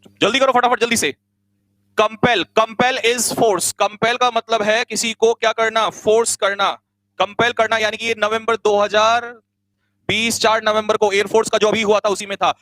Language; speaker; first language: Hindi; native; Hindi